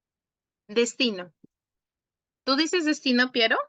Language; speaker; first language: Spanish; native; Spanish